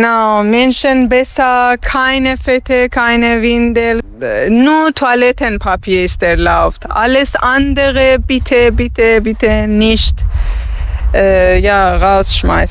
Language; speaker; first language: German; non-native, fluent; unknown